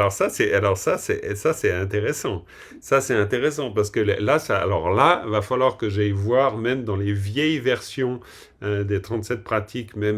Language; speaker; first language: French; native; French